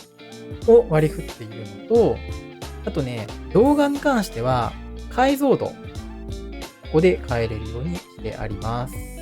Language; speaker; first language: Japanese; native; Japanese